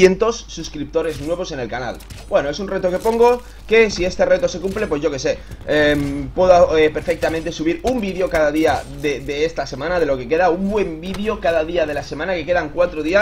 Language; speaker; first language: Spanish; native; Spanish